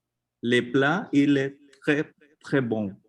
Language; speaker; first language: French; non-native, learner; Spanish